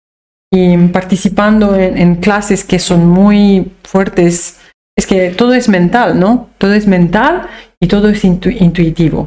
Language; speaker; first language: Spanish; non-native, fluent; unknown